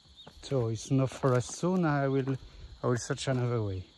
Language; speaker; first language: English; non-native, learner; French